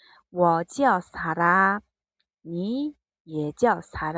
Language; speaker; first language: Chinese; non-native, fluent; Mongolian